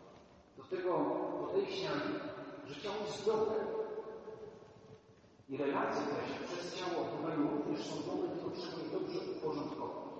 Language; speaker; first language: Polish; native; Polish